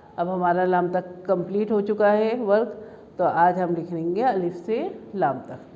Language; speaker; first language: Hindi; native; Hindi